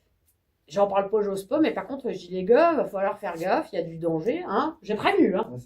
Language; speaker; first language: French; native; French